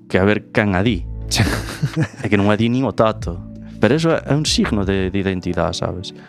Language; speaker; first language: Galician; native; Galician